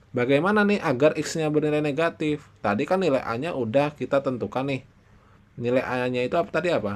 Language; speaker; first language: Indonesian; native; Indonesian